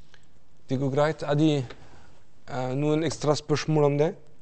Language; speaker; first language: Norwegian; non-native, fluent; French